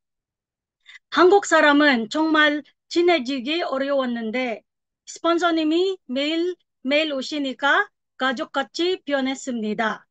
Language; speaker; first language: Korean; non-native, learner; Filipino